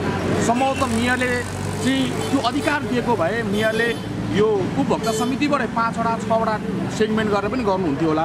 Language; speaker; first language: Nepali; native; Nepali